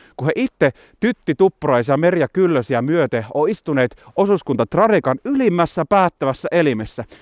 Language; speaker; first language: Finnish; native; Finnish